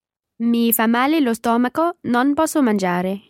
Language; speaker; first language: Italian; non-native, learner; English